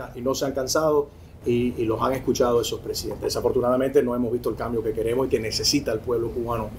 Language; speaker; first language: Spanish; native; Spanish